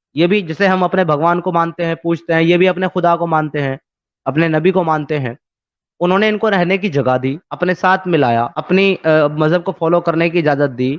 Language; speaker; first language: Hindi; native; Hindi